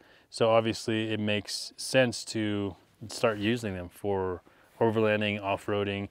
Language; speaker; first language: English; native; English